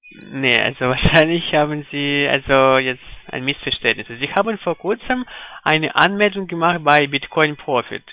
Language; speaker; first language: German; non-native, fluent; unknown